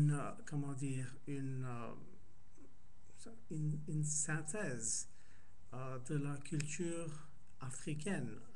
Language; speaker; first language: French; non-native, fluent; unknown